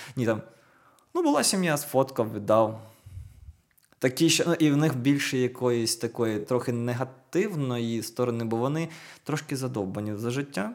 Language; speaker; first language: Ukrainian; non-native, local second language; Russian